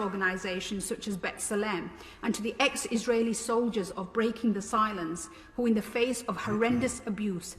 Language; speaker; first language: English; native; English